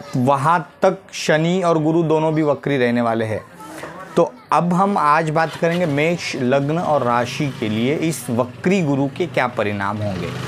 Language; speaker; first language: Hindi; non-native, local second language; Marathi